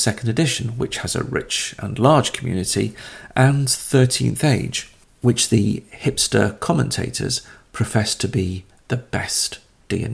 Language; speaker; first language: English; native; English